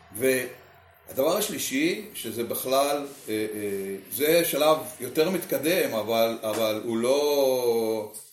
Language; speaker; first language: Hebrew; native; Hebrew